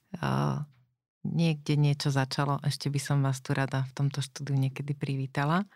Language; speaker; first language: Slovak; native; Slovak